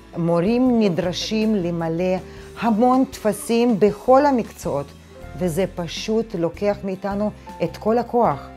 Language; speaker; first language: Hebrew; non-native, fluent; Russian